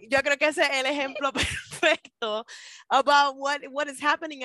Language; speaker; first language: Spanish; native; Spanish